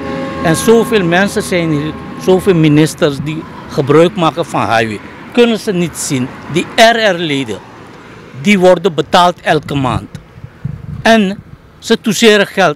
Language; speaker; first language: Dutch; non-native, local second language; Caribbean Hindustani